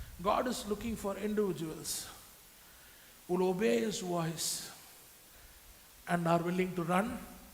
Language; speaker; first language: English; non-native, local second language; Tamil